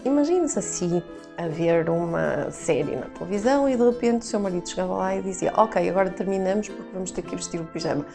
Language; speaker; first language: Portuguese; native; Portuguese